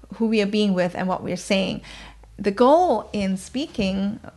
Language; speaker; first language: English; non-native, fluent; German